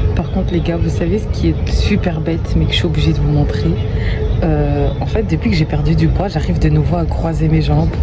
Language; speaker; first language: French; native; French